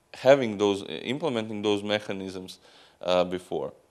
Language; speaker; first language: English; non-native, fluent; Croatian